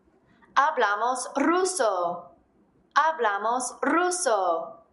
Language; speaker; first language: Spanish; non-native, fluent; English